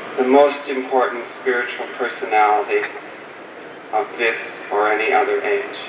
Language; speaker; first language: English; native; English